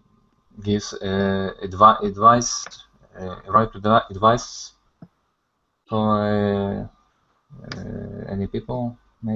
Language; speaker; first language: English; non-native, learner; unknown